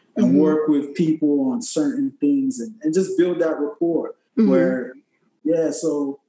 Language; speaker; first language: English; native; English